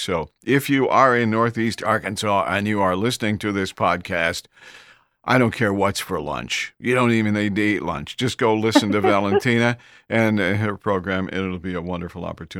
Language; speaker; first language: English; native; English